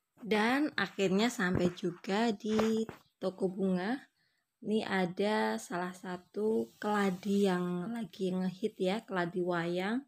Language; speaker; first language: Indonesian; native; Indonesian